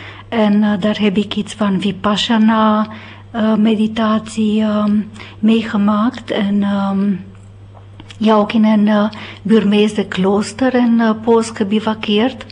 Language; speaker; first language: Dutch; non-native, fluent; Romanian